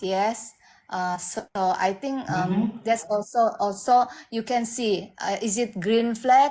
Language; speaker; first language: English; non-native, learner; Indonesian